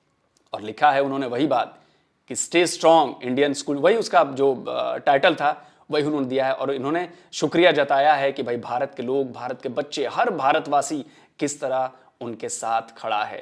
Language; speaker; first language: Hindi; native; Hindi